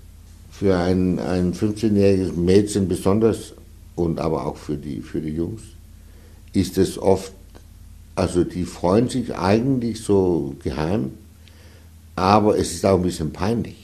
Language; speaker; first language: German; non-native, fluent; Danish